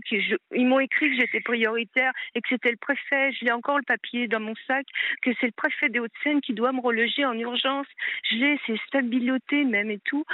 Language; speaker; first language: French; native; French